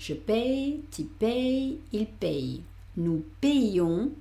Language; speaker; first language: French; non-native, fluent; Spanish